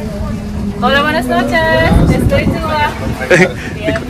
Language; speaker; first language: Spanish; non-native, learner; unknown